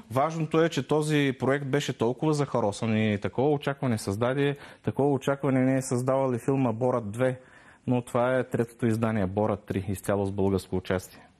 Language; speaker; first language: Bulgarian; non-native, local second language; Turkish